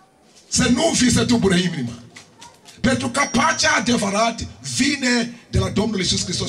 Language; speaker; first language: Romanian; non-native, learner; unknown